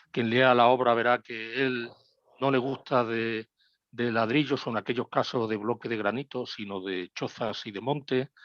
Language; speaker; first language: Spanish; native; Spanish